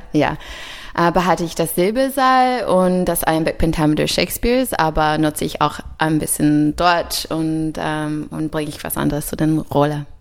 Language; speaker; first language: German; early bilingual, other home language; English